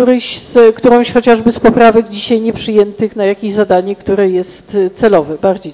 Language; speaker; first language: Polish; native; Polish